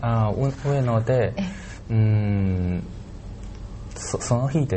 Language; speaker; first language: Japanese; non-native, learner; Chinese